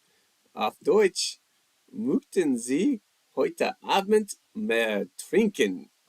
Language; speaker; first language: German; non-native, fluent; English